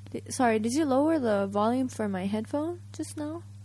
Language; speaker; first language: English; non-native, fluent; Japanese